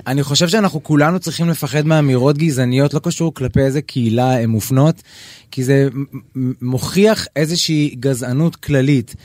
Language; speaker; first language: Hebrew; native; Hebrew